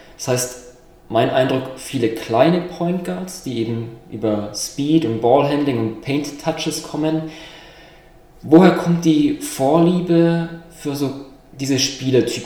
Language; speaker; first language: German; native; German